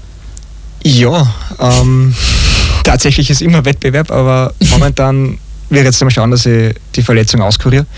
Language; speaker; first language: German; native; German